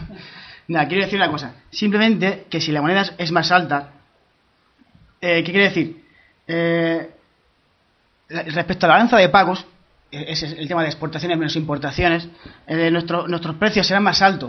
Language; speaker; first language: Spanish; native; Spanish